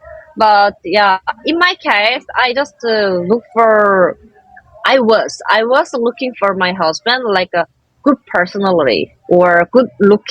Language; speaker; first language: English; non-native, learner; Korean